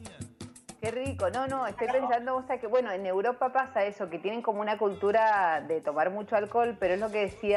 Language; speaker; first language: Spanish; native; Spanish